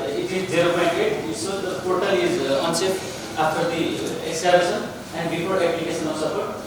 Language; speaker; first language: English; non-native, local second language; Nepali